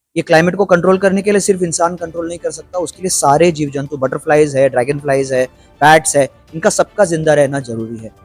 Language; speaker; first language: Hindi; non-native, local second language; Marathi